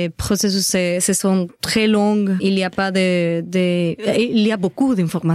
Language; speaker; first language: French; non-native, learner; Spanish